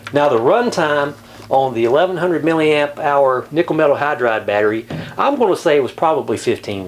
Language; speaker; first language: English; native; English